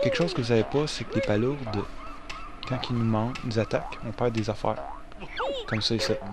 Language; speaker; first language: French; native; French